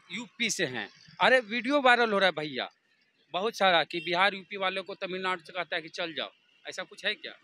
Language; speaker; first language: Hindi; native; Hindi